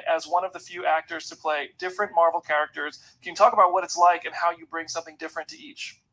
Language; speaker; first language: English; native; English